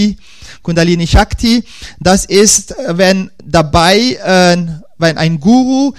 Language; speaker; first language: German; non-native, fluent; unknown